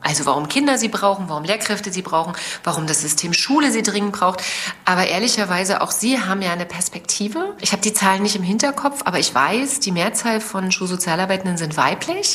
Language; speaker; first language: German; native; German